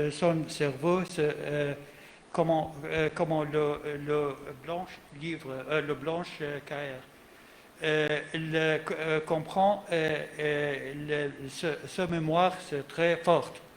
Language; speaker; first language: French; non-native, learner; Arabic